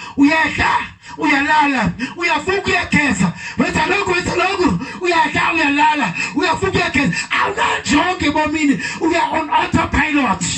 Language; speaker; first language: Zulu; non-native, local second language; Xhosa